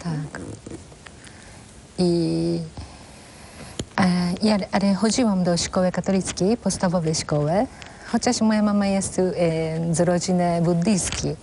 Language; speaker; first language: Polish; non-native, fluent; Japanese